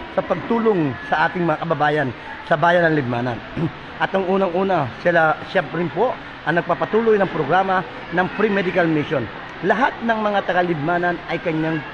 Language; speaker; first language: Filipino; non-native, local second language; Bikol